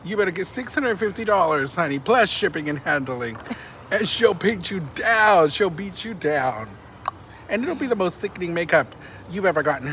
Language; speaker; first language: English; early bilingual, other home language; Spanish